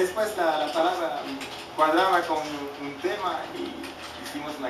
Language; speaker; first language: Spanish; non-native, fluent; French